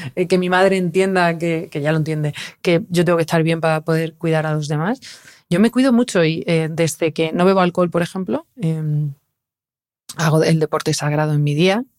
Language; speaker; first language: Spanish; native; Spanish